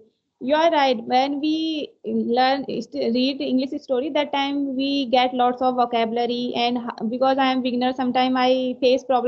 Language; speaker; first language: English; non-native, learner; Hindi